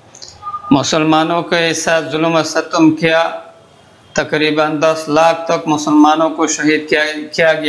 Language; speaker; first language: Hindi; non-native, fluent; Rohingya